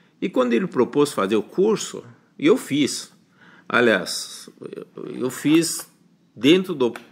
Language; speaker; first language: Portuguese; early bilingual, other home language; Chinese